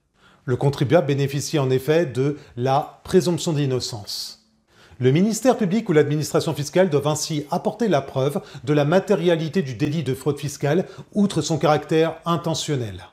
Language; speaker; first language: French; native; French